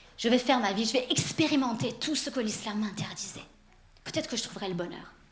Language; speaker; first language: French; early bilingual, other home language; Persian